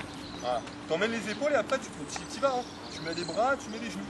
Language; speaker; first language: French; native; French